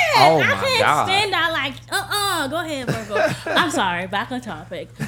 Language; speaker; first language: English; early bilingual, other home language; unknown